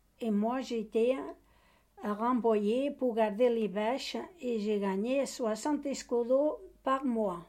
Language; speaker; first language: French; non-native, learner; Portuguese